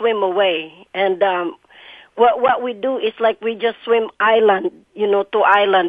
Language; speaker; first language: English; non-native, local second language; Cebuano